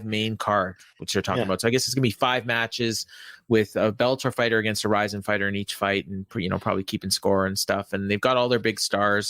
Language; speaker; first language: English; native; English